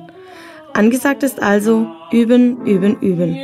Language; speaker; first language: German; native; German